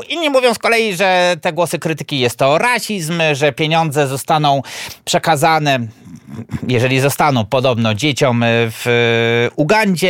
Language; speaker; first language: Polish; native; Polish